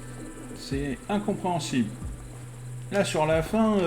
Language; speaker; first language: French; native; French